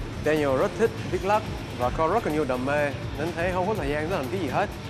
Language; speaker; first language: Vietnamese; non-native, fluent; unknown